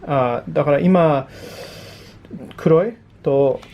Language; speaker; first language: Japanese; non-native, learner; English